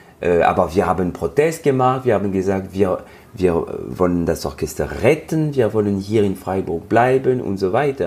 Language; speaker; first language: German; non-native, learner; French